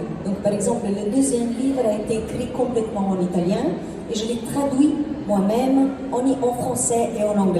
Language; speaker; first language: French; non-native, fluent; Italian